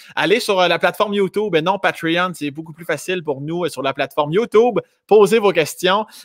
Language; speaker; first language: French; native; French